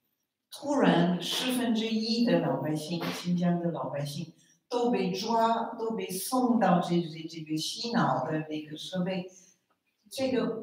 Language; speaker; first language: Chinese; non-native, fluent; French